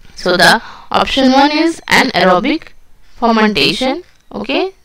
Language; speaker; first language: English; non-native, local second language; Hindi